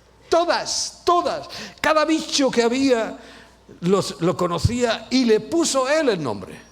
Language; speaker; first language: Spanish; native; Spanish